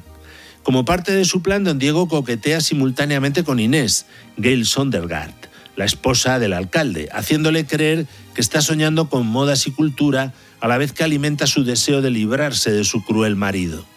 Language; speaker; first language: Spanish; native; Spanish